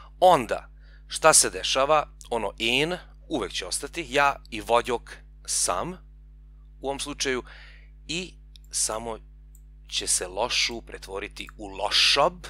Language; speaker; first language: Serbian; non-native, local second language; Hungarian